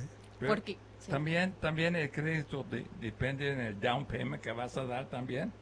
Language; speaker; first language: Spanish; early bilingual, other home language; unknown